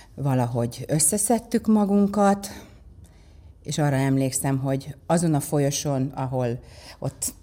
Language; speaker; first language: Hungarian; native; Hungarian